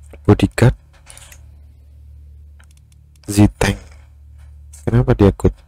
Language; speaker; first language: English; non-native, learner; Indonesian